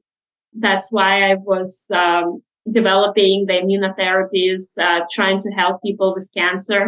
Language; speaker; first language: English; non-native, fluent; Russian